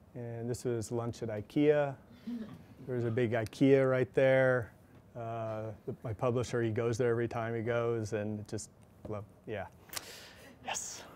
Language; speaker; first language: English; native; English